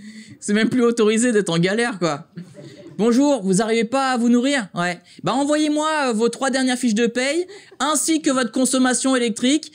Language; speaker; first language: French; native; French